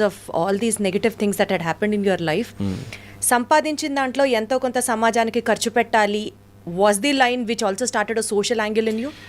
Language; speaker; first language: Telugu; native; Telugu